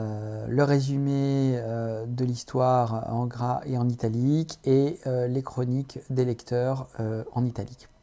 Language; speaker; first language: French; native; French